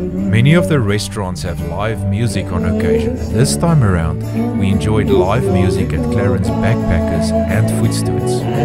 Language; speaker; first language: English; non-native, local second language; Afrikaans